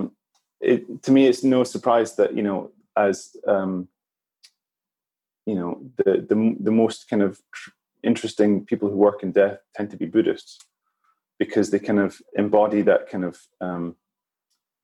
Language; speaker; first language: English; native; English